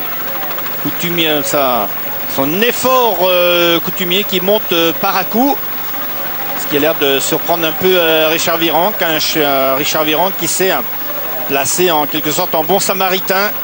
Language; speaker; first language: French; native; French